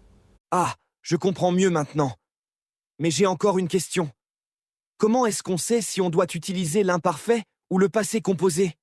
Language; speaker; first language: French; non-native, learner; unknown